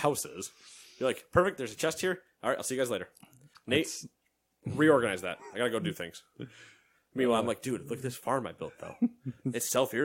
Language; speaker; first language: English; native; English